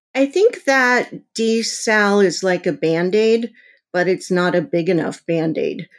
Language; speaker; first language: English; native; English